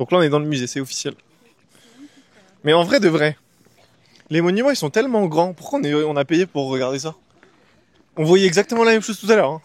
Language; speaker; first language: French; native; French